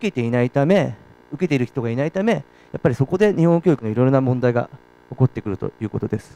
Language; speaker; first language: Japanese; native; Japanese